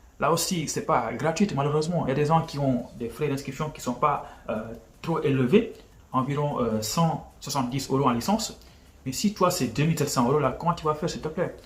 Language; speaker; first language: French; non-native, local second language; Wolof